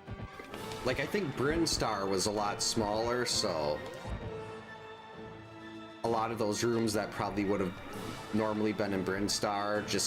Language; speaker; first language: English; native; English